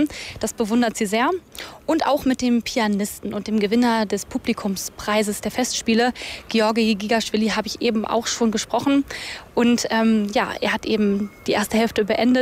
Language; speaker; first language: German; native; German